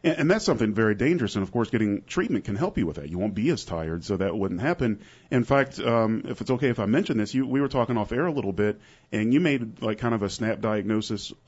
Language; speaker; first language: English; native; English